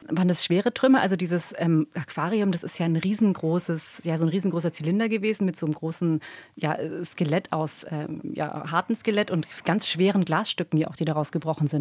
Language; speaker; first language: German; native; German